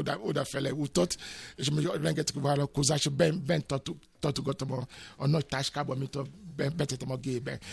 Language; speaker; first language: Hungarian; non-native, fluent; Yoruba